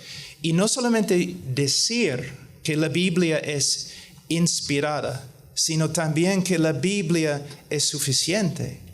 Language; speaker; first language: Spanish; non-native, fluent; English